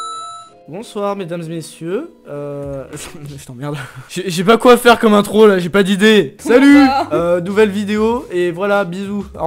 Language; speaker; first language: French; native; French